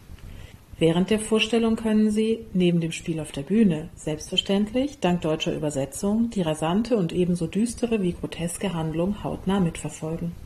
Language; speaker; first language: German; native; German